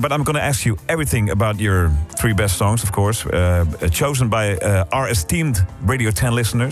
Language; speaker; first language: English; non-native, fluent; Dutch